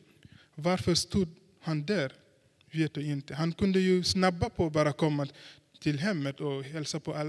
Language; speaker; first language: Swedish; non-native, fluent; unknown